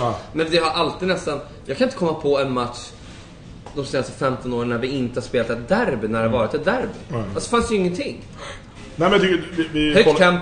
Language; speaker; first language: Swedish; native; Swedish